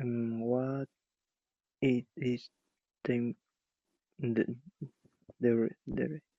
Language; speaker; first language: English; non-native, learner; Spanish